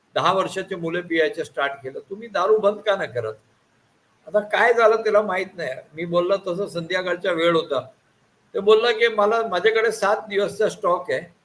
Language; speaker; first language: Marathi; non-native, local second language; Gujarati